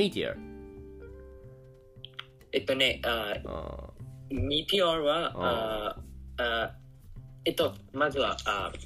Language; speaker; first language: Japanese; non-native, learner; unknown